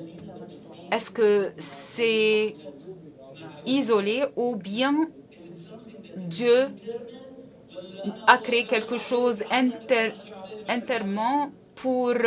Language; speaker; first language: French; non-native, local second language; Arabic